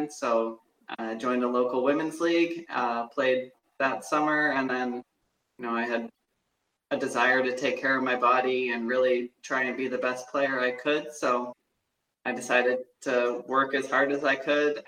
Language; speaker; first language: English; native; English